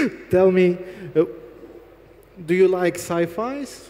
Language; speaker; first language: English; non-native, fluent; Polish